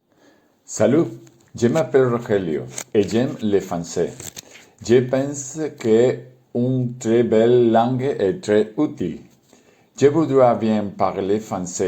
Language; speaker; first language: French; non-native, learner; Spanish